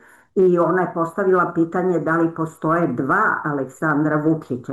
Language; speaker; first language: Serbian; native; Serbian